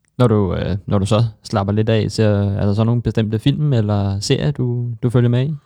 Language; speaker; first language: Danish; native; Danish